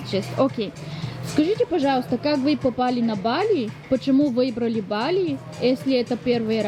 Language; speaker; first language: Russian; non-native, learner; Bulgarian